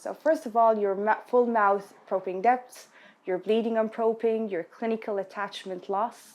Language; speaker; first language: English; non-native, fluent; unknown